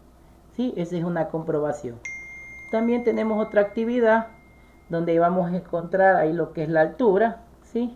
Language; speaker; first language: Spanish; native; Spanish